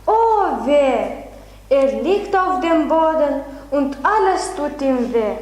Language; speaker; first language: German; non-native, learner; Lithuanian